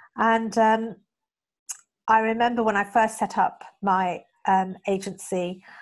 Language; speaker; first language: English; native; English